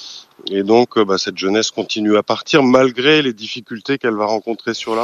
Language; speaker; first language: French; native; French